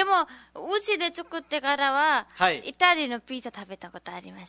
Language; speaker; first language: Japanese; non-native, learner; Nepali